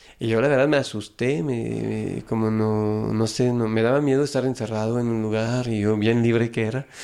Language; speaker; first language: Spanish; non-native, fluent; French